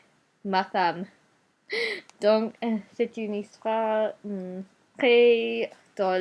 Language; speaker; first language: French; non-native, learner; Japanese